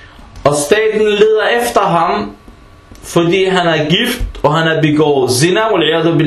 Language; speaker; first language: Danish; non-native, fluent; Arabic